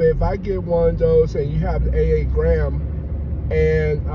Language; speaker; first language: English; native; English